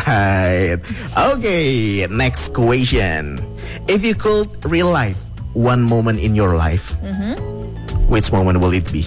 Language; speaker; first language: English; non-native, fluent; Indonesian